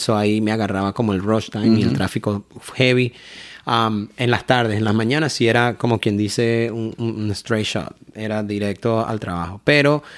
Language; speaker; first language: Spanish; native; Spanish